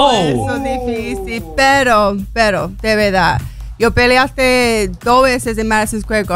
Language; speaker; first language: Spanish; early bilingual, heritage; English